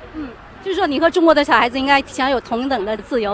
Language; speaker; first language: Chinese; native; Chinese